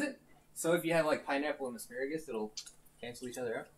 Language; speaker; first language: English; native; English